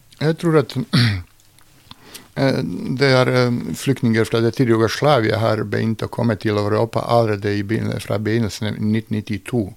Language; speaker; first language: Norwegian; non-native, fluent; Bosnian